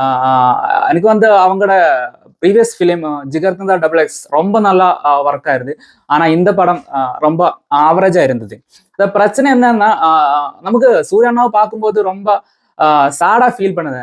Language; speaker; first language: Tamil; non-native, learner; Malayalam